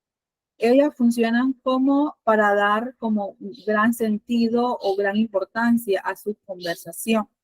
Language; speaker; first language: Spanish; native; Spanish